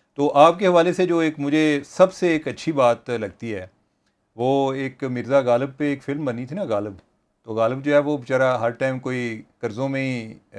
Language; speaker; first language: Urdu; non-native, local second language; Punjabi